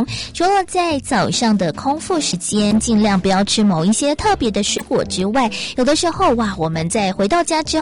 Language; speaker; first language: Chinese; native; Chinese